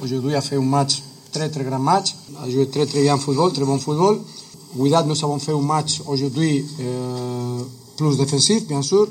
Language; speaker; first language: French; non-native, fluent; Spanish